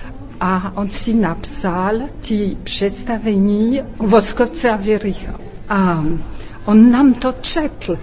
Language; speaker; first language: Czech; non-native, fluent; French